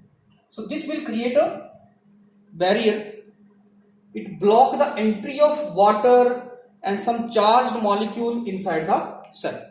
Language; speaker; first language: English; non-native, local second language; Hindi